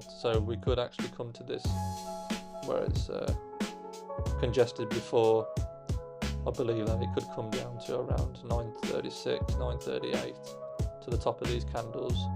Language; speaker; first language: English; native; English